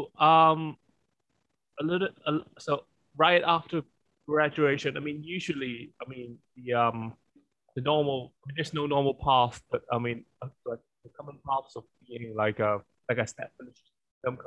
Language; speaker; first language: English; non-native, local second language; Cantonese